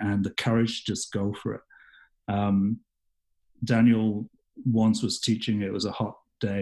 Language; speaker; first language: English; native; English